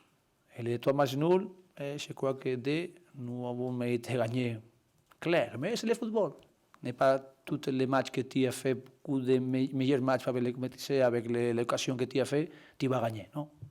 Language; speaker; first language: French; non-native, learner; Spanish